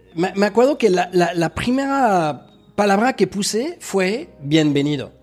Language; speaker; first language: Spanish; non-native, fluent; French